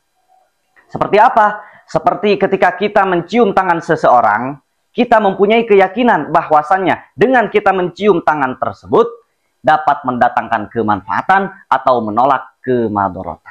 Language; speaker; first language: Indonesian; native; Indonesian